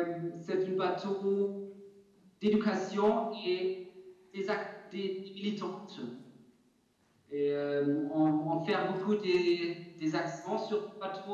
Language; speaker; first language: French; non-native, fluent; German